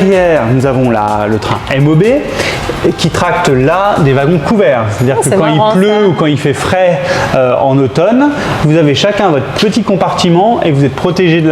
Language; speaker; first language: French; native; French